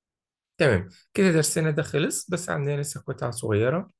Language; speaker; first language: Arabic; native; Arabic